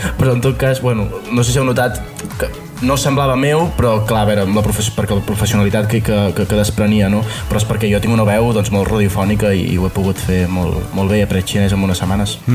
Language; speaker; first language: Catalan; native; Catalan